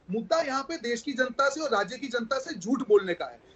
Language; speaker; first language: Hindi; non-native, local second language; Gujarati